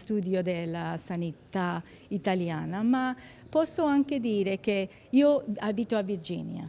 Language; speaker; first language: Italian; non-native, fluent; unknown